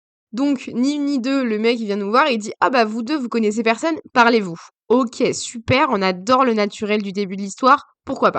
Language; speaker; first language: French; native; French